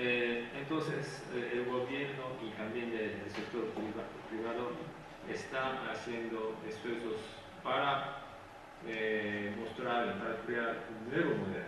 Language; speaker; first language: Spanish; non-native, fluent; Japanese